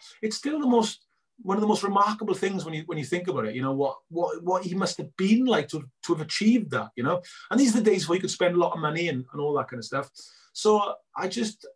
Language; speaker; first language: English; native; English